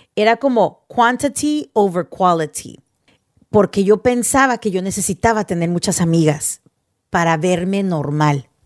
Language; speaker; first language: Spanish; early bilingual, heritage; Spanish